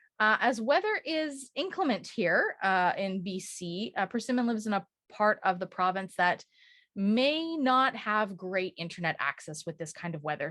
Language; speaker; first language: English; native; English